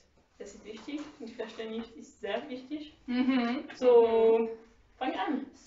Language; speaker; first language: German; non-native, learner; French